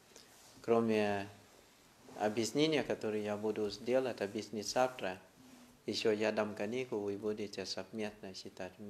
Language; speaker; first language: Russian; non-native, learner; Thai